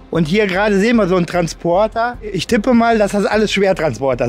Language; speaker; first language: German; native; German